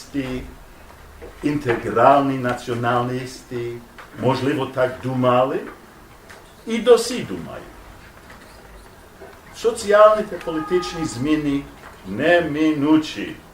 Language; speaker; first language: Ukrainian; non-native, learner; English